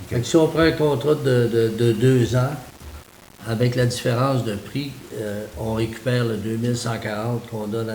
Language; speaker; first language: French; native; French